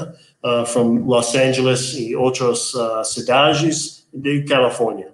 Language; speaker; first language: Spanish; non-native, learner; English